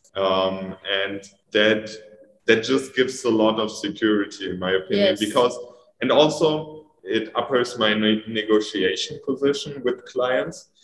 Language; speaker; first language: English; non-native, fluent; German